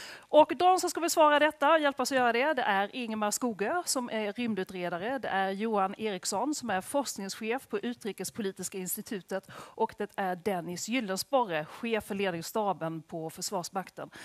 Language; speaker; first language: Swedish; native; Swedish